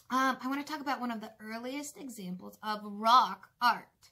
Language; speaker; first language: English; native; English